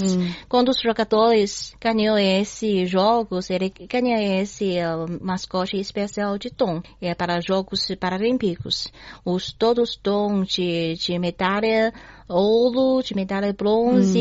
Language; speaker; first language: Portuguese; non-native, learner; Chinese